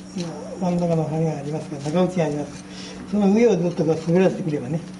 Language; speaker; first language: Japanese; native; Japanese